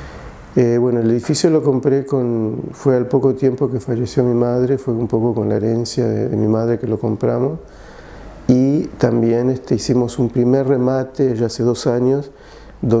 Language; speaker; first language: Spanish; native; Spanish